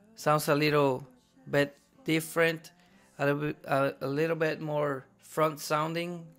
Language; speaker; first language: English; non-native, fluent; Spanish